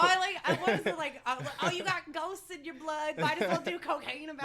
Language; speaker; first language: English; native; English